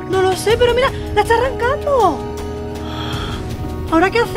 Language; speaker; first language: Spanish; native; Spanish